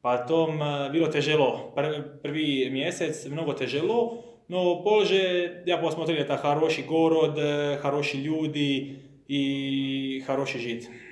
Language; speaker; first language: Russian; non-native, learner; Croatian